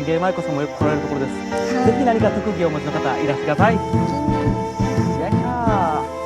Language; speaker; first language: Japanese; native; Japanese